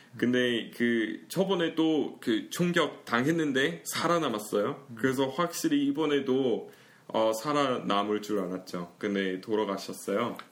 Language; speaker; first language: Korean; early bilingual, heritage; Korean